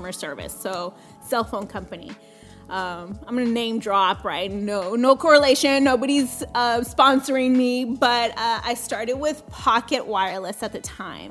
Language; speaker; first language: English; early bilingual, other home language; Spanish